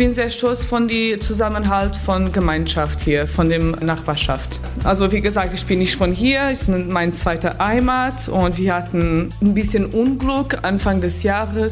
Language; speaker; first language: German; non-native, fluent; Portuguese